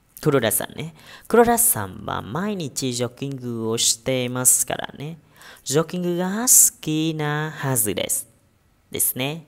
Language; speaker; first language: Japanese; non-native, fluent; Vietnamese